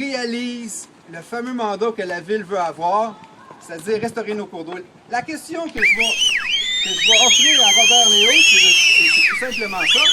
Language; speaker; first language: French; native; French